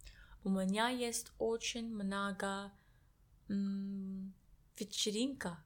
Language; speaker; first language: Russian; non-native, learner; English